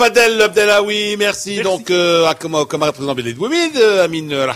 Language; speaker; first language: French; non-native, local second language; Arabic